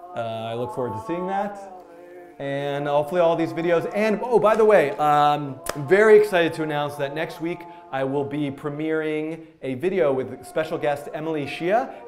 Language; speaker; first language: English; native; English